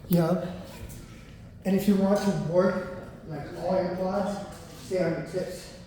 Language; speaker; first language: English; native; English